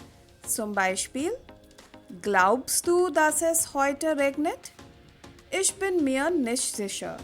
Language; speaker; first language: German; non-native, fluent; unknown